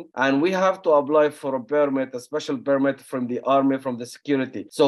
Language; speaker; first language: English; non-native, fluent; Arabic